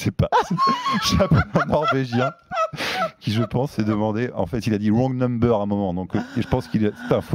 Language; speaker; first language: French; native; French